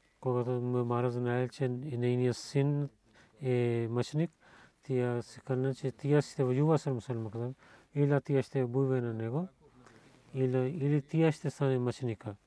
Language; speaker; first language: Bulgarian; non-native, learner; Urdu